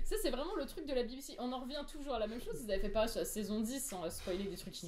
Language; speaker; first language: French; native; French